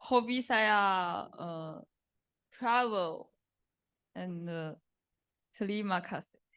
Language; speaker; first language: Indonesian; non-native, learner; Chinese